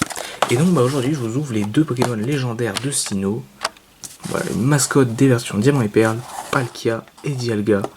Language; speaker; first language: French; native; French